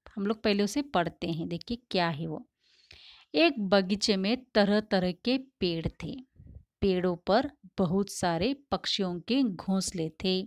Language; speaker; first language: Hindi; non-native, local second language; Tamil